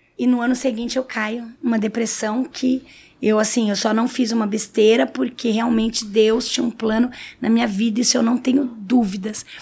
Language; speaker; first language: Portuguese; native; Portuguese